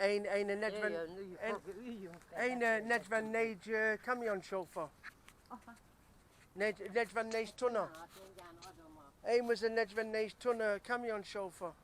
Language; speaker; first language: Hungarian; early bilingual, heritage; English